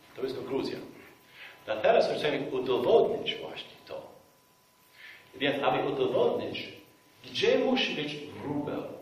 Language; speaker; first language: Polish; non-native, fluent; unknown